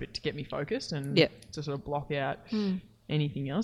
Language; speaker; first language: English; native; English